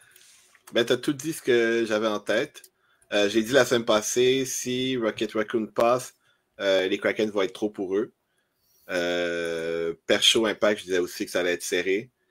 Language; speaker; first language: French; native; French